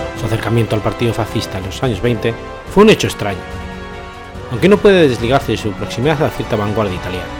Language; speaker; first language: Spanish; native; Spanish